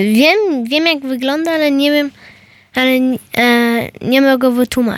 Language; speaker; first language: Polish; early bilingual, heritage; Polish